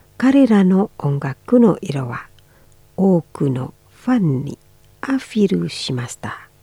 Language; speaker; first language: Japanese; non-native, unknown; Indonesian